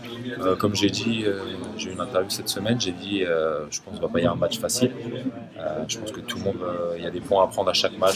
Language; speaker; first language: French; native; French